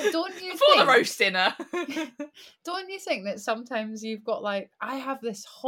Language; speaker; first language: English; native; English